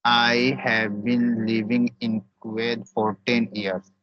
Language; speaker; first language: English; non-native, learner; Hindi